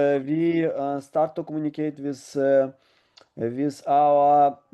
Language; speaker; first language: English; non-native, learner; Ukrainian